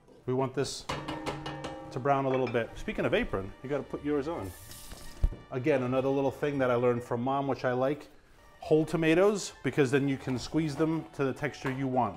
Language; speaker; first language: English; native; English